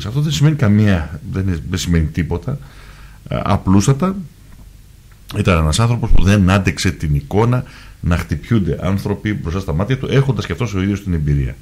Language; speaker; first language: Greek; native; Greek